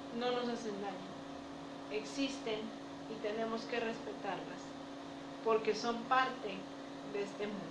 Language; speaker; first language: Spanish; native; Spanish